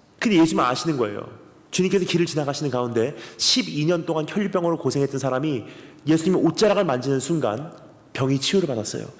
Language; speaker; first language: Korean; early bilingual, heritage; Korean